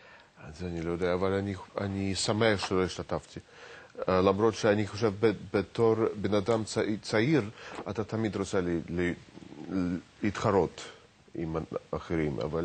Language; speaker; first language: Hebrew; non-native, fluent; Russian